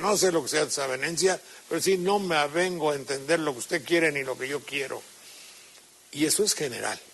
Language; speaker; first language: Spanish; native; Spanish